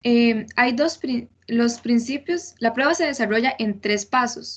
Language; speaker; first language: Spanish; native; Spanish